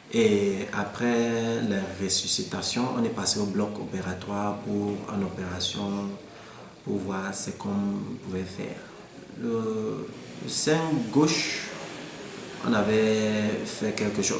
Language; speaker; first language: French; non-native, local second language; English